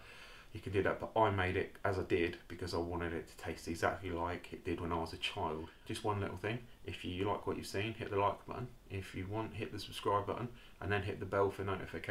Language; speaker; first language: English; native; English